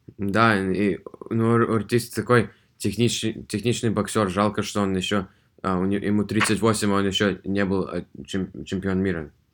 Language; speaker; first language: Russian; early bilingual, heritage; Russian